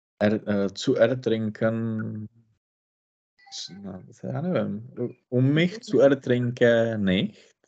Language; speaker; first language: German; non-native, learner; Czech